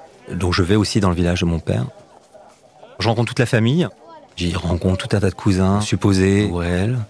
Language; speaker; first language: French; native; French